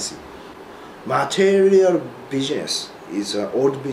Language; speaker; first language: English; non-native, learner; Japanese